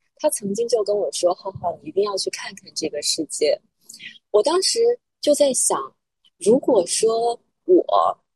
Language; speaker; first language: Chinese; native; Chinese